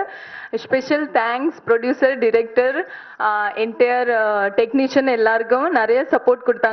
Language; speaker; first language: Tamil; non-native, learner; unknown